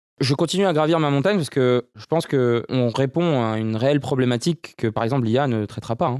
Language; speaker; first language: French; early bilingual, other home language; Romanian